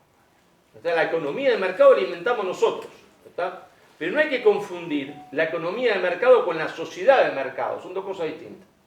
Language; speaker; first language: Spanish; native; Spanish